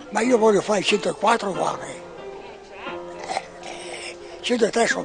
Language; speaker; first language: Italian; non-native, local second language; Venetian